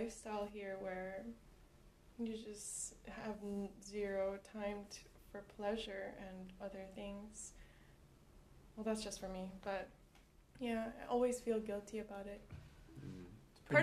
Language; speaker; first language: English; non-native, local second language; Cebuano